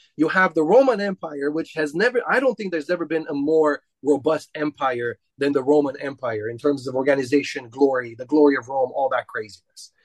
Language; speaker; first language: English; non-native, fluent; Romanian